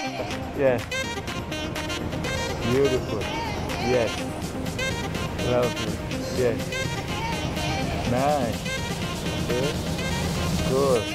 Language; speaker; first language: English; non-native, learner; Indonesian